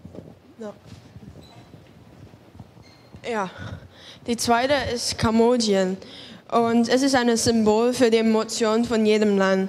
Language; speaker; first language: German; non-native, learner; Cantonese